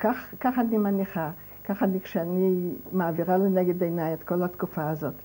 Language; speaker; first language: Hebrew; non-native, fluent; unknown